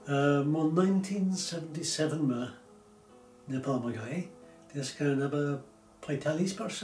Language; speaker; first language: Nepali; non-native, fluent; English